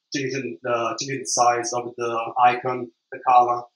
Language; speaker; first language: English; non-native, fluent; Italian